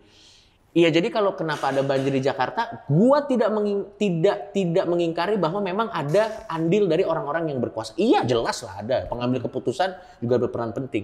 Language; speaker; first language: Indonesian; native; Indonesian